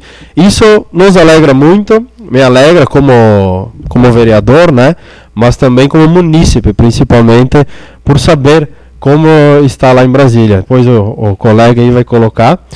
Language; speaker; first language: Portuguese; native; Portuguese